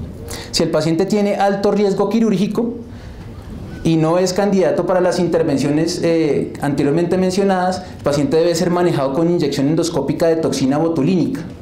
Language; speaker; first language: Spanish; native; Spanish